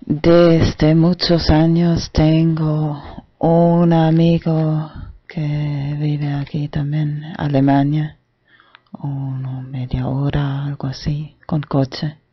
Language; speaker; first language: Spanish; non-native, fluent; German